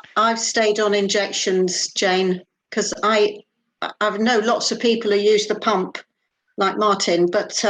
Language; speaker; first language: English; native; English